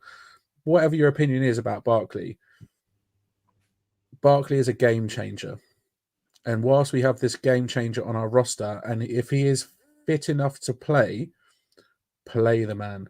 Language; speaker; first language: English; native; English